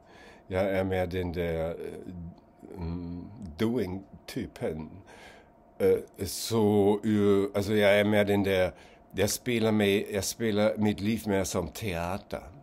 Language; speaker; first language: Swedish; non-native, fluent; German